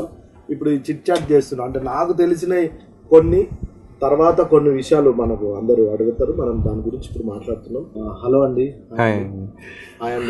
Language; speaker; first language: Telugu; native; Telugu